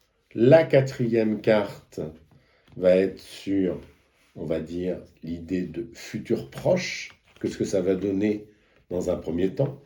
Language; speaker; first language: French; native; French